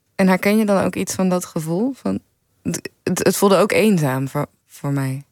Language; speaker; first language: Dutch; native; Dutch